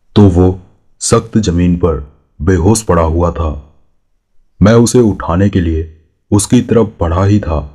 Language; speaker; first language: Hindi; native; Hindi